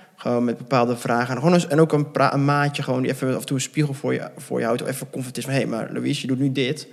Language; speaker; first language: Dutch; native; Dutch